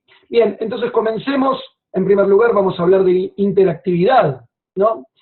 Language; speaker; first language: Spanish; native; Spanish